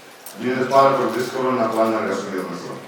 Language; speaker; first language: Greek; native; Greek